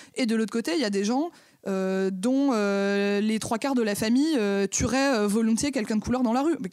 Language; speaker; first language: French; native; French